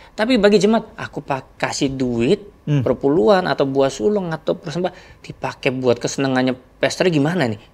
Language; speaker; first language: Indonesian; non-native, fluent; Korean